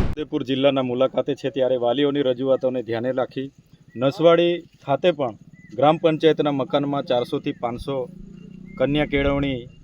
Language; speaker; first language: Gujarati; non-native, local second language; Bhili